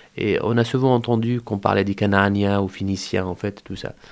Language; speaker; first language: French; non-native, fluent; Arabic